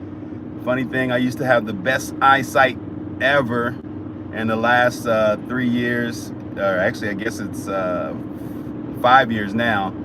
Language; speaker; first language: English; native; English